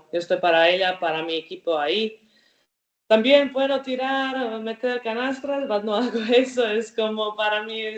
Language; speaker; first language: Spanish; non-native, learner; Croatian